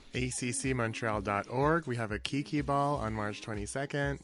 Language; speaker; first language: English; early bilingual, other home language; Filipino